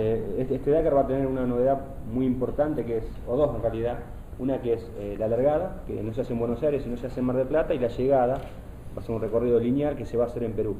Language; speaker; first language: Spanish; native; Spanish